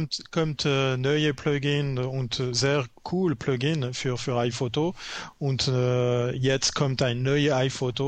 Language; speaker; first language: German; non-native, learner; French